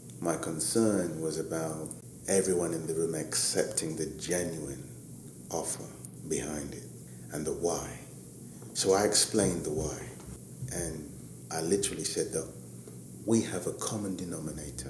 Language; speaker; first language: English; native; English